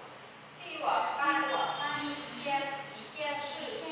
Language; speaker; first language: Chinese; non-native, learner; Vietnamese